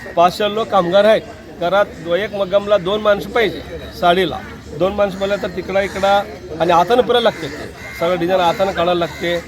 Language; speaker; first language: Marathi; non-native, fluent; Telugu